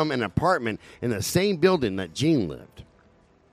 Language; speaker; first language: English; native; English